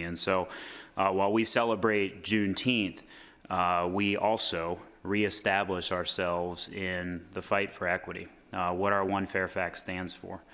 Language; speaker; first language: English; native; English